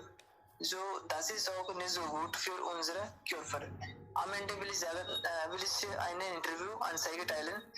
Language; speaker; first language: German; non-native, learner; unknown